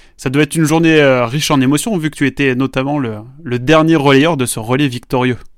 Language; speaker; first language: French; native; French